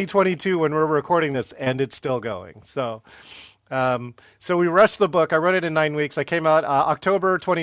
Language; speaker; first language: English; native; English